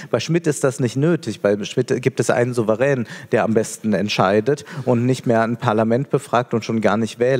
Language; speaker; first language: German; native; German